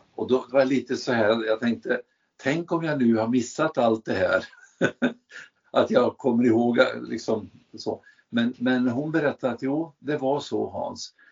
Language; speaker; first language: Swedish; native; Swedish